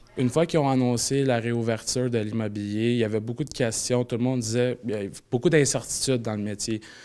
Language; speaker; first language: French; native; French